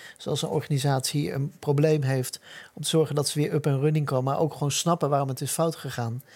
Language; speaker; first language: Dutch; native; Dutch